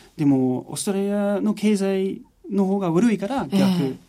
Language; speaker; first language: Japanese; non-native, fluent; English